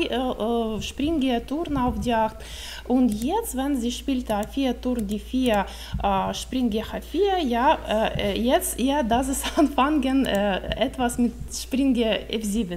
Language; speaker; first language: German; non-native, learner; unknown